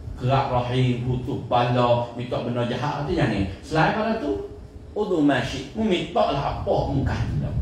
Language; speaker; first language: Malay; native; Malay